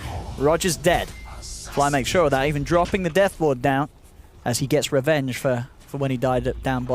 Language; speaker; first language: English; native; English